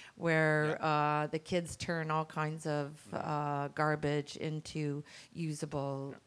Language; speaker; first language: English; native; English